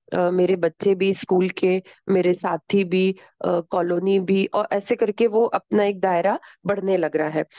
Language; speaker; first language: Hindi; native; Hindi